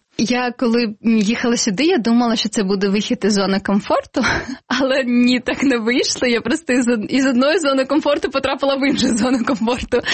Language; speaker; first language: Ukrainian; non-native, local second language; Crimean Tatar